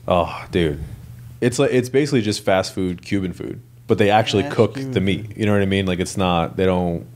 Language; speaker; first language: English; native; English